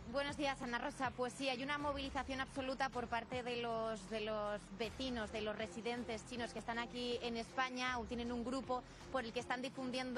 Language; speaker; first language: Spanish; native; Spanish